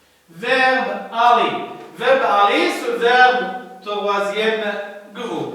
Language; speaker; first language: French; non-native, learner; Arabic